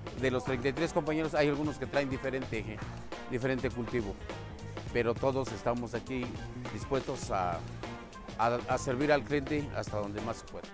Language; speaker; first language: Spanish; native; Spanish